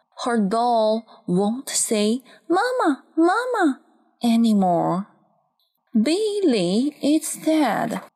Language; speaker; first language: English; non-native, fluent; Chinese